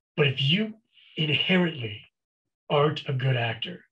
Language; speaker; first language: English; native; English